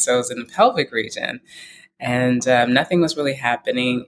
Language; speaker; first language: English; native; English